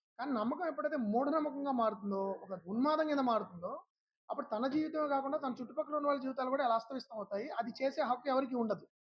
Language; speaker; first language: Telugu; native; Telugu